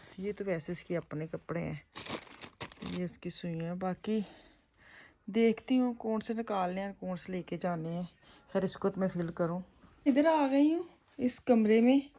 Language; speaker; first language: Urdu; non-native, local second language; Punjabi